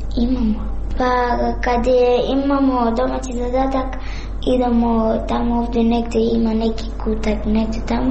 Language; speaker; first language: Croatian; non-native, learner; Persian